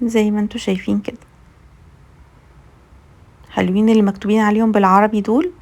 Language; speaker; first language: Arabic; native; Arabic